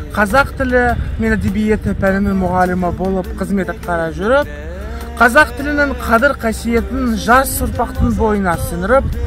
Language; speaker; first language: Kazakh; non-native, local second language; Russian